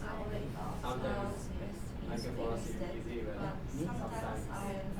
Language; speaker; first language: English; non-native, learner; Japanese